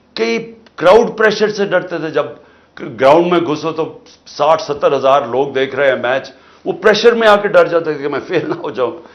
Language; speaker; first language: Urdu; native; Urdu